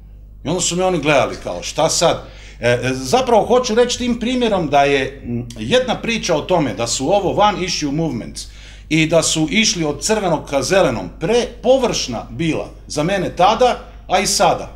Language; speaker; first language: Croatian; native; Croatian